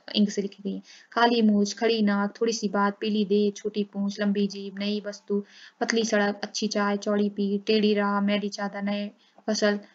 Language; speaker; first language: Hindi; native; Hindi